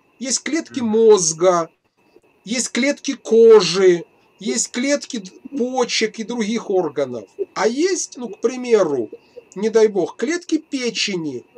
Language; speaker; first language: Russian; native; Russian